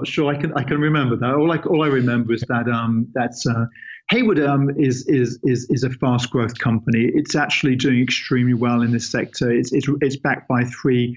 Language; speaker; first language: English; native; English